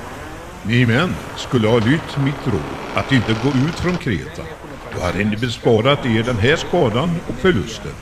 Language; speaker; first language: Swedish; native; Swedish